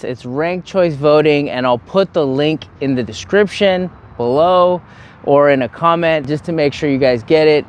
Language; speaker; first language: English; native; English